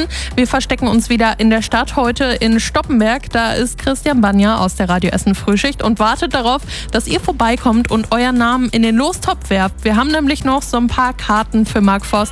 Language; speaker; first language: German; native; German